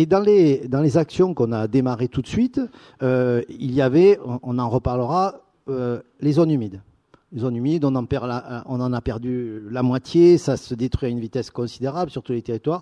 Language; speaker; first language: French; native; French